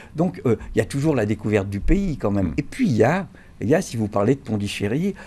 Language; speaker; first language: French; native; French